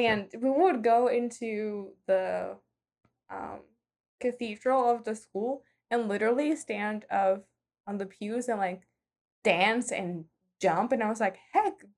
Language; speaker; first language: English; non-native, fluent; Spanish